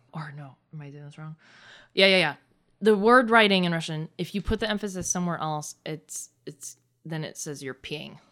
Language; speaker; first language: English; early bilingual, other home language; Russian